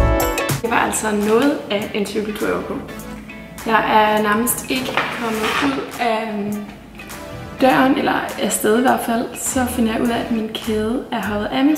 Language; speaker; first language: Danish; native; Danish